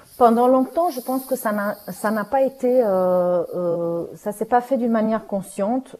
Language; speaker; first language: French; non-native, fluent; Romanian